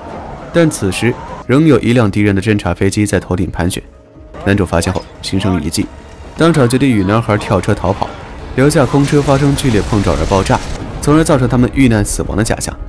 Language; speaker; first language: Chinese; native; Chinese